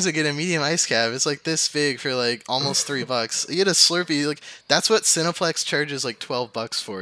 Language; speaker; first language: English; native; English